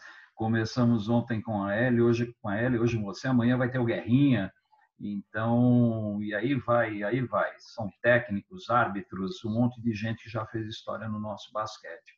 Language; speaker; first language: Portuguese; native; Portuguese